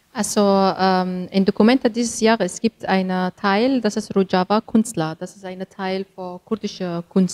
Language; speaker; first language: German; non-native, learner; Kurdish